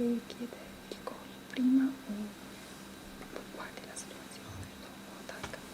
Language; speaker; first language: Italian; non-native, learner; Albanian